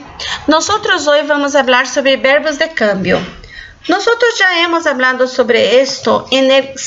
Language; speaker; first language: Spanish; non-native, fluent; Portuguese